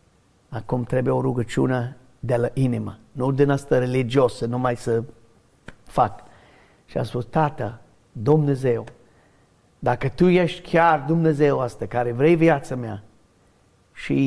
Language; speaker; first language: Romanian; non-native, learner; English